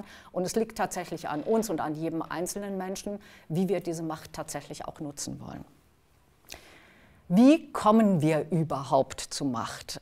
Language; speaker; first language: German; native; German